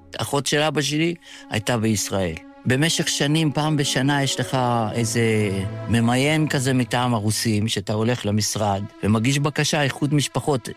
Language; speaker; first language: Hebrew; early bilingual, other home language; Yiddish